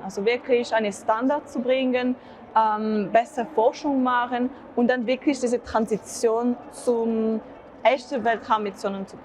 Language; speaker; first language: German; non-native, learner; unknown